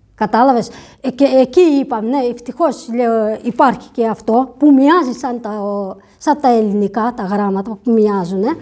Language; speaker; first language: Greek; non-native, fluent; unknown